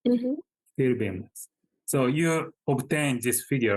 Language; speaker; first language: English; non-native, fluent; Japanese